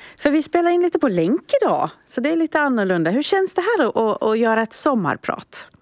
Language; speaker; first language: Swedish; native; Swedish